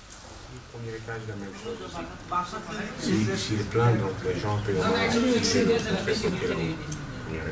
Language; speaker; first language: French; non-native, fluent; Arabic